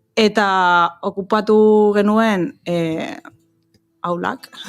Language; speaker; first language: Basque; non-native, learner; Spanish